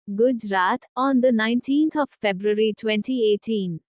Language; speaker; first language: English; non-native, local second language; Hindi